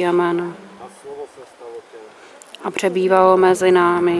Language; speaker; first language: Czech; native; Czech